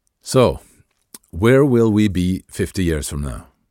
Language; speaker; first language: English; non-native, fluent; Norwegian